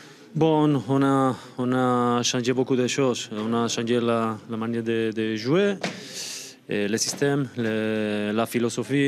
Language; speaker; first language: French; non-native, fluent; Spanish